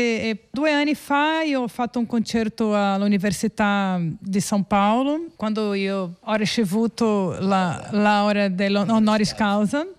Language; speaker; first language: Italian; non-native, fluent; Portuguese